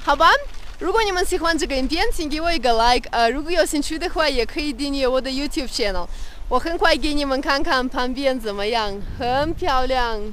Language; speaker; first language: Chinese; non-native, fluent; Russian